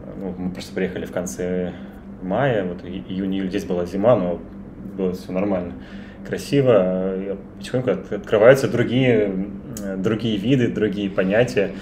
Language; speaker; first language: Russian; native; Russian